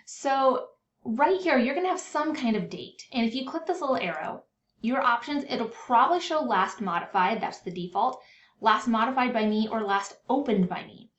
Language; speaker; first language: English; native; English